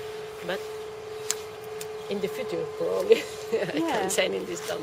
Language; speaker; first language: English; non-native, learner; Catalan